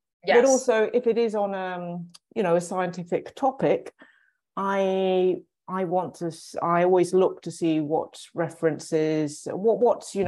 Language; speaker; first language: English; native; English